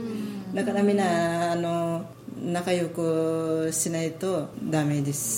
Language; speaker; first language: Japanese; non-native, learner; Filipino